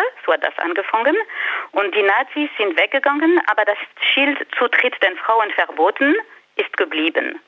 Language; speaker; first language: German; non-native, fluent; French